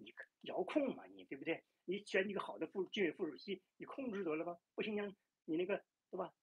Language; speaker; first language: Chinese; native; Chinese